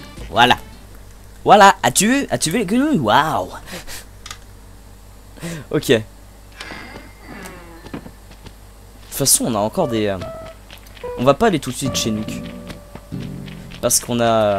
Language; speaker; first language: French; native; French